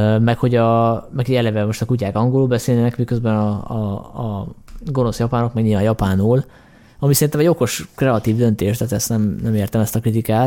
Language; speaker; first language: Hungarian; native; Hungarian